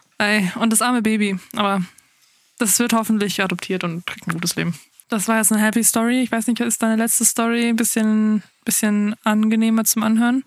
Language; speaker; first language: German; early bilingual, other home language; Afrikaans